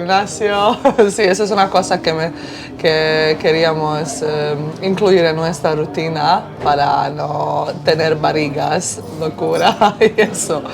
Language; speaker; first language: Spanish; non-native, learner; Bosnian